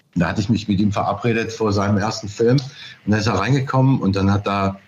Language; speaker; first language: German; native; German